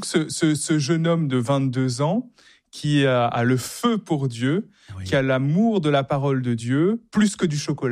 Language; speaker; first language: French; native; French